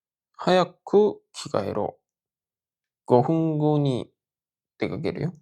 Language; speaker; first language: Japanese; non-native, fluent; Korean